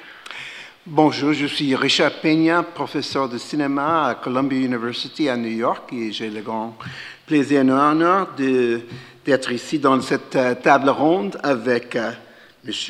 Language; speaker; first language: French; non-native, fluent; English